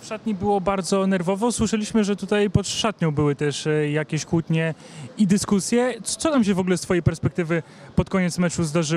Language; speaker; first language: Polish; native; Polish